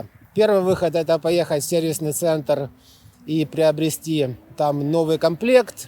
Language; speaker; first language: Russian; native; Russian